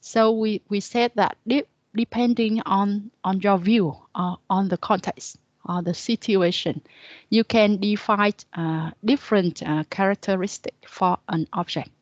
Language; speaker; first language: English; non-native, fluent; Vietnamese